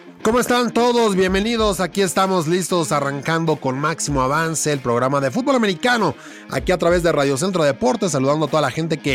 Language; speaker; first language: Spanish; native; Spanish